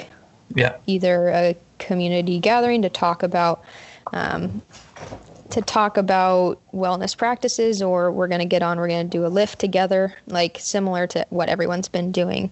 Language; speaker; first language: English; native; English